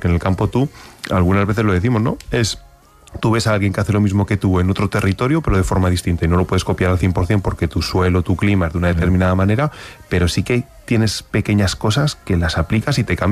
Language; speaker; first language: Spanish; native; Spanish